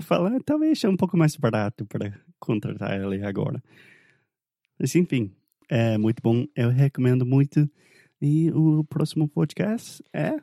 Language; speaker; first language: Portuguese; non-native, fluent; English